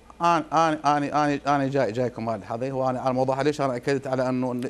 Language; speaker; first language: Arabic; native; Arabic